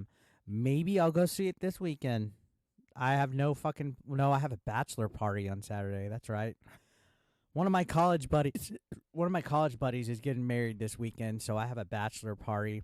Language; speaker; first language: English; native; English